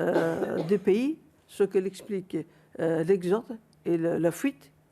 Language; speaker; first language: French; non-native, fluent; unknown